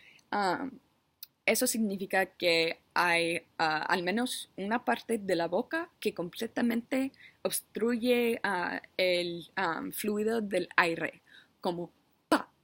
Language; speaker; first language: Spanish; non-native, learner; English